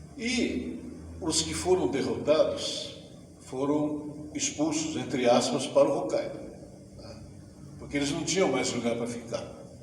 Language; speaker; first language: Portuguese; early bilingual, other home language; Japanese